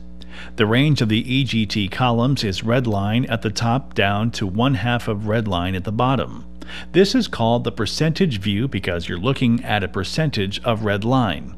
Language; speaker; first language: English; native; English